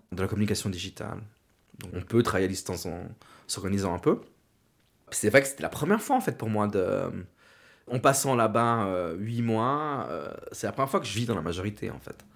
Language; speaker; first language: French; native; French